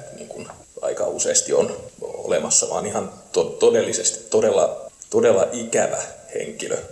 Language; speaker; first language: Finnish; native; Finnish